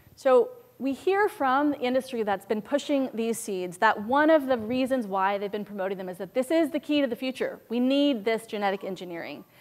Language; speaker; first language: English; native; English